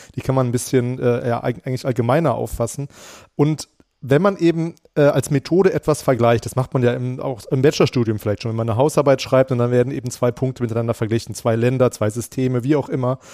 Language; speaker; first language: German; native; German